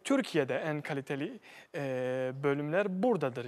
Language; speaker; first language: Turkish; non-native, fluent; Bosnian